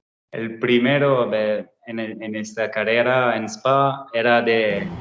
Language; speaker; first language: Spanish; non-native, learner; French